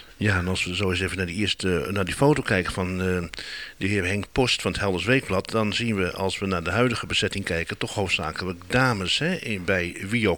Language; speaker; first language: Dutch; native; Dutch